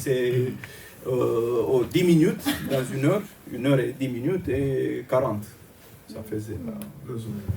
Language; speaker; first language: French; non-native, fluent; Romanian